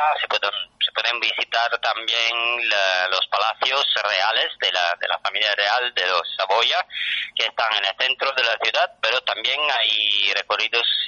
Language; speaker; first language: Spanish; non-native, fluent; Italian